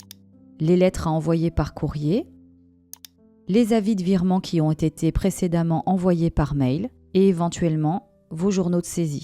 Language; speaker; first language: French; native; French